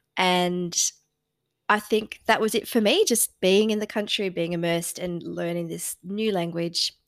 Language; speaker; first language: English; native; English